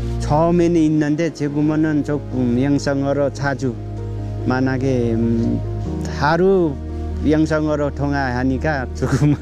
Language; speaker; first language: Korean; non-native, learner; Nepali